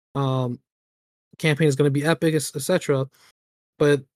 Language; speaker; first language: English; native; English